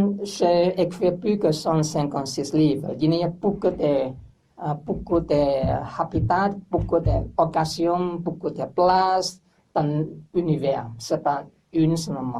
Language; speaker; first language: French; non-native, learner; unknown